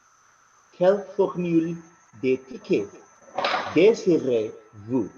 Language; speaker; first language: French; non-native, learner; Spanish